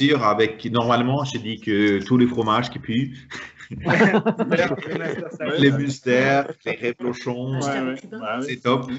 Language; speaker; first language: French; non-native, fluent; Swedish